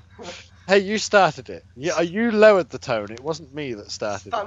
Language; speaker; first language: English; native; English